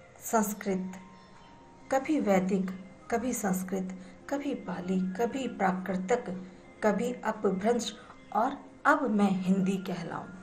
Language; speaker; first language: Hindi; native; Hindi